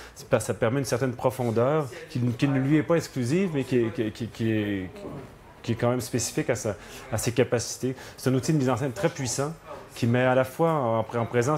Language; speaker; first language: French; native; French